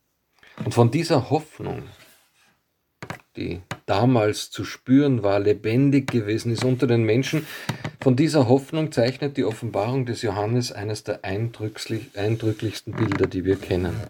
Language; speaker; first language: German; native; German